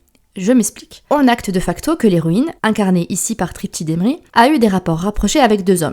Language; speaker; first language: French; native; French